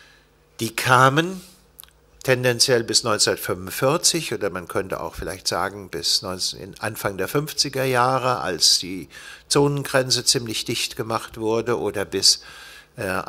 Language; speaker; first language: German; native; German